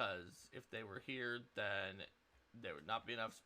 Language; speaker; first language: English; native; English